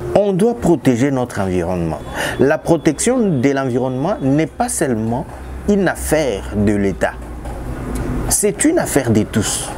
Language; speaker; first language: French; non-native, local second language; Lingala